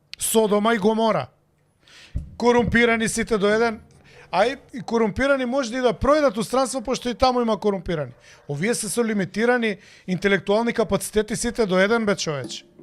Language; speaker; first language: Macedonian; native; Macedonian